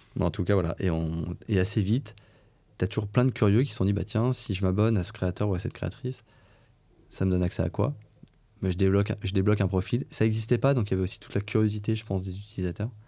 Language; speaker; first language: French; native; French